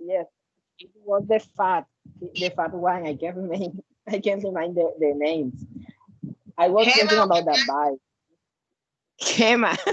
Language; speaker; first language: English; non-native, learner; Spanish